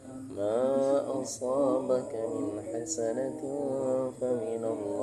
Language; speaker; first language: Arabic; non-native, fluent; Indonesian